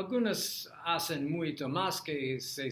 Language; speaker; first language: Spanish; non-native, learner; English